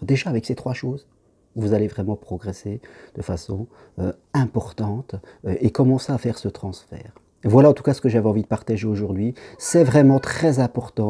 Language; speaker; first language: French; native; French